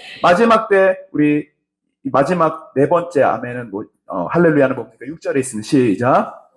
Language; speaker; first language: Korean; native; Korean